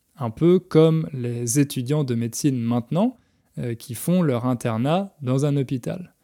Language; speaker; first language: French; native; French